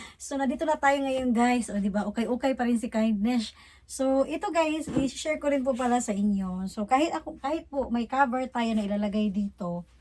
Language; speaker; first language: Filipino; native; Filipino